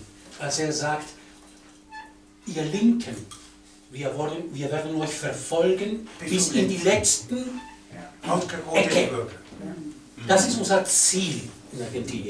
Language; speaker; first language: German; non-native, fluent; Spanish